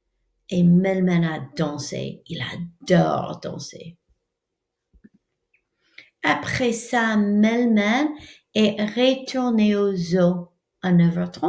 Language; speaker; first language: French; non-native, fluent; English